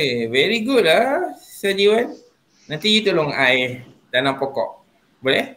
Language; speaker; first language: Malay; non-native, local second language; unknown